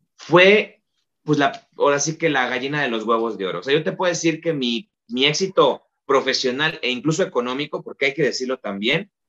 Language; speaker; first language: Spanish; native; Spanish